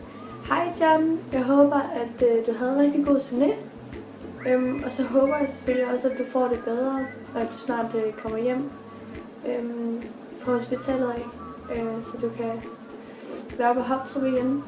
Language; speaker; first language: Danish; native; Danish